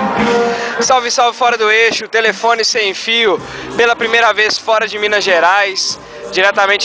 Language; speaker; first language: Portuguese; native; Portuguese